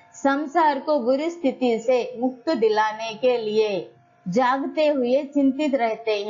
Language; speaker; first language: Hindi; non-native, local second language; Telugu